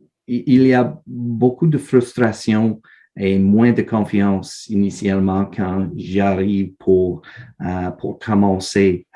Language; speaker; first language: French; non-native, learner; English